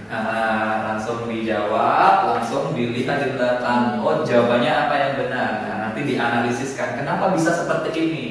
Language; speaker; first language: Indonesian; native; Indonesian